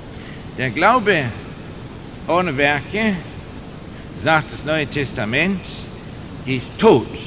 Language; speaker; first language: German; non-native, fluent; English